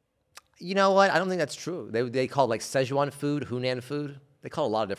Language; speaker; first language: English; native; English